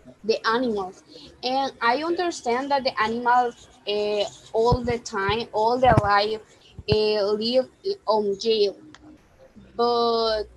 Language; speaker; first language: English; non-native, learner; Spanish